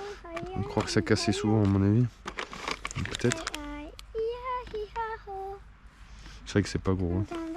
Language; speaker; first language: French; native; French